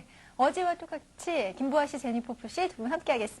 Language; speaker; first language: Korean; native; Korean